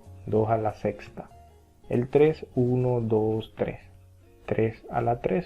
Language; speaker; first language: Spanish; native; Spanish